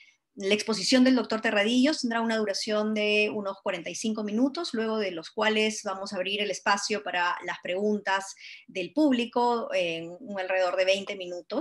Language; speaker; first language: Spanish; native; Spanish